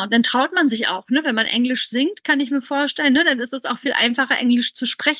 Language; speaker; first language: German; native; German